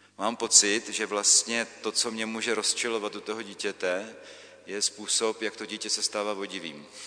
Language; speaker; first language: Czech; native; Czech